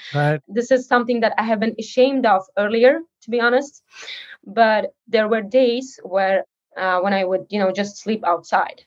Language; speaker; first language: English; early bilingual, other home language; Uzbek